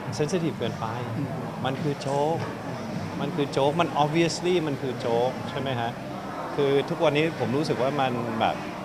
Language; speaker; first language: Thai; non-native, local second language; English